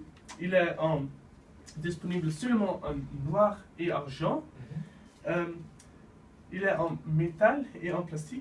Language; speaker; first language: French; non-native, learner; Dutch